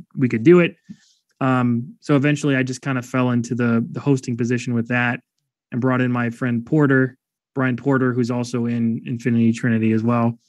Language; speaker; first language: English; native; English